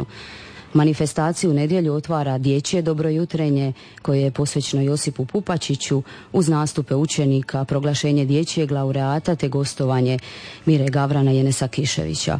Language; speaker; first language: Serbian; native; Serbian